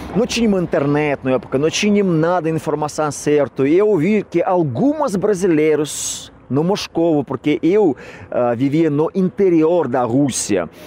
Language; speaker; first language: Portuguese; non-native, learner; Russian